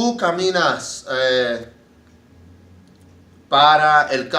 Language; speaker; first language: Spanish; non-native, learner; English